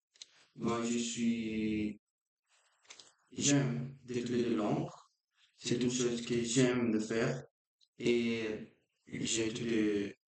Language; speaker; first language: French; non-native, learner; Portuguese